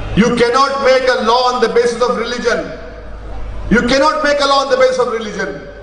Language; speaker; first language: English; non-native, local second language; Urdu